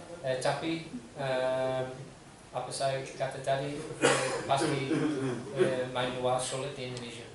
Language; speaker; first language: Indonesian; non-native, learner; English